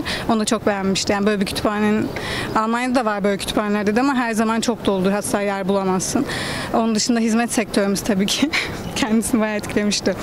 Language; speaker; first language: Turkish; native; Turkish